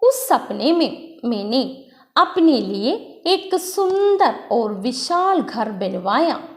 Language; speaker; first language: Hindi; non-native, local second language; Malayalam